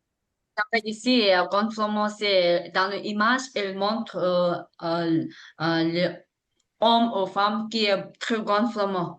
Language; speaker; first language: French; non-native, learner; Tibetan